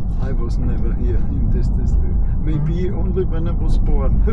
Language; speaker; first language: English; non-native, learner; German